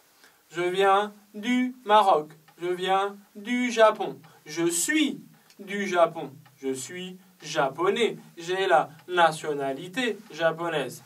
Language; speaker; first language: French; non-native, fluent; Chinese